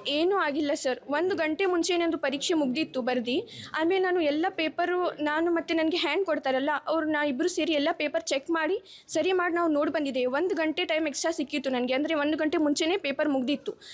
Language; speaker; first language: Kannada; non-native, local second language; Urdu